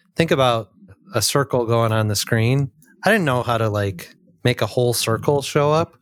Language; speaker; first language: English; native; English